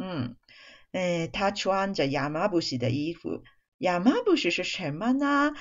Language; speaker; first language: Chinese; non-native, fluent; Japanese